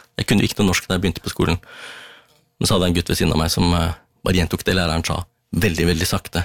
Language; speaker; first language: Norwegian; early bilingual, other home language; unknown